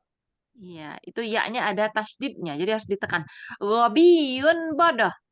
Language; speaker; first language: Indonesian; native; Indonesian